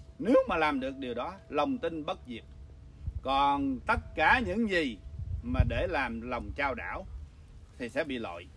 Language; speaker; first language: Vietnamese; early bilingual, other home language; English